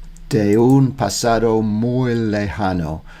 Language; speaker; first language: Spanish; non-native, learner; English